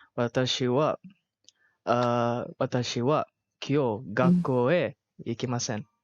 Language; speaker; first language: Japanese; non-native, learner; Malay